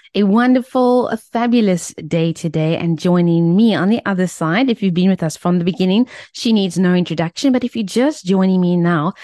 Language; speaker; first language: English; native; English